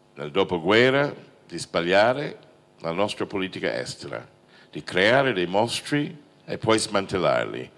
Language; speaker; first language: Italian; non-native, fluent; English